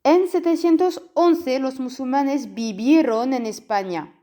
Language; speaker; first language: Spanish; non-native, fluent; French